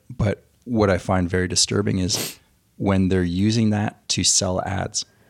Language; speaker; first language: English; native; English